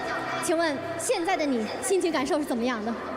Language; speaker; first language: Chinese; native; Chinese